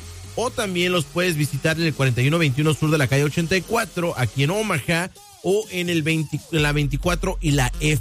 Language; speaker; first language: Spanish; native; Spanish